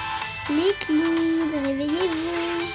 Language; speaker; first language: French; native; French